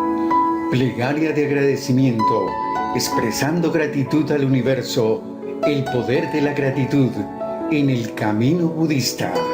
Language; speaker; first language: Spanish; native; Spanish